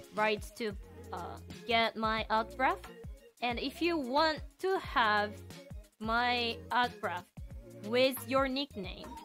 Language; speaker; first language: English; non-native, fluent; Japanese